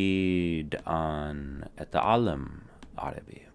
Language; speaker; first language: Arabic; non-native, fluent; English